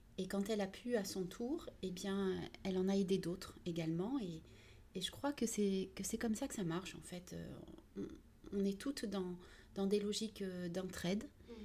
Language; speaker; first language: French; early bilingual, other home language; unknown